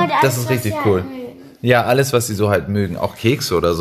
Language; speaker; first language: German; non-native, fluent; Spanish